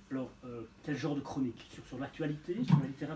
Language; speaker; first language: French; native; French